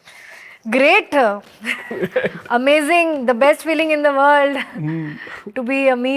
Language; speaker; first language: Telugu; non-native, learner; Hindi